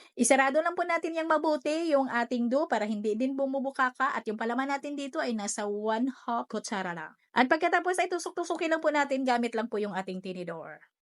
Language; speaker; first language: Filipino; non-native, local second language; Hiligaynon